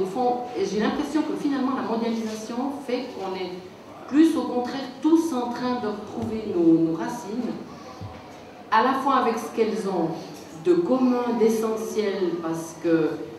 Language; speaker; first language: French; native; French